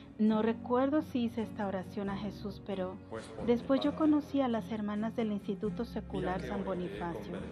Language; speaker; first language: Spanish; non-native, local second language; Kʼicheʼ